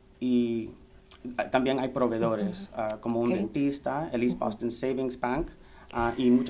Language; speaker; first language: Spanish; early bilingual, heritage; Spanish